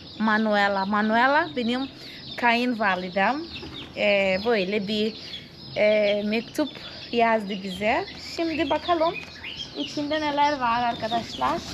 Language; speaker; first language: Turkish; non-native, fluent; Portuguese